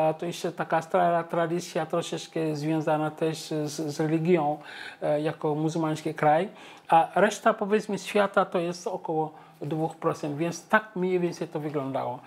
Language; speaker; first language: Polish; non-native, fluent; Wolof